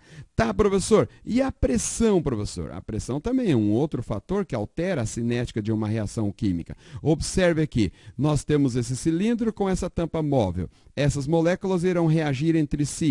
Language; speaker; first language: Portuguese; native; Portuguese